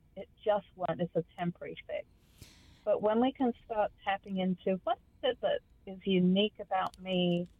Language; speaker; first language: English; native; English